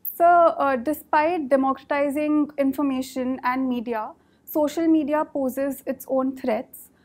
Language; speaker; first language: English; non-native, local second language; Hindi